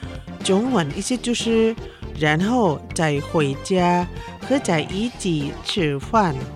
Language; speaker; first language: Chinese; non-native, local second language; Indonesian